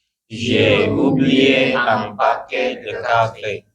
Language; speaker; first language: French; non-native, learner; Indonesian